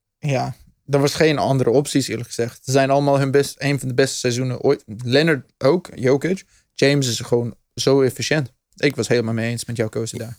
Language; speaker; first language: Dutch; non-native, fluent; English